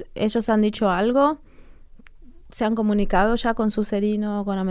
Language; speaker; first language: Spanish; native; Spanish